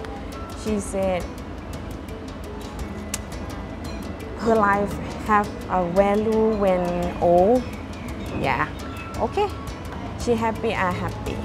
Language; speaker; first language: English; non-native, learner; Thai